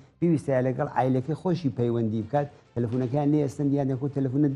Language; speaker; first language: Central Kurdish; native; Central Kurdish